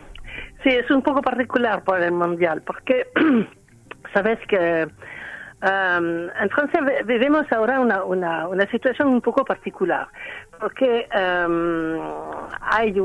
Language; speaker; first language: Spanish; non-native, learner; French